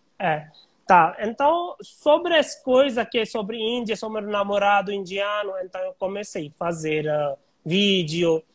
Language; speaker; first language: Portuguese; non-native, learner; Hindi